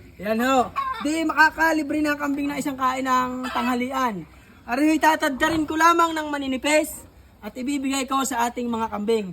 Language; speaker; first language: Filipino; native; Filipino